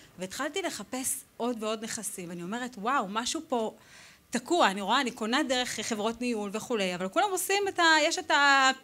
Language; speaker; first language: Hebrew; native; Hebrew